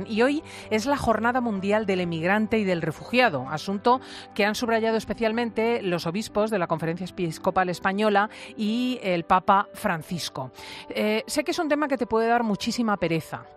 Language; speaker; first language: Spanish; native; Spanish